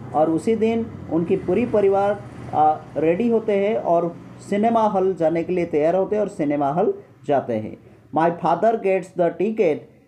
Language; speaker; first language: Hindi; non-native, local second language; Gujarati